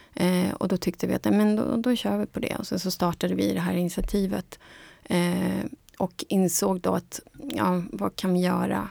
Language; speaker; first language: Swedish; non-native, fluent; Spanish